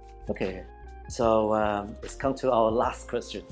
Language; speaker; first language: English; non-native, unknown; Chinese